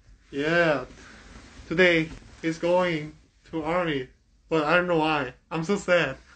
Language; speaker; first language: English; non-native, learner; Korean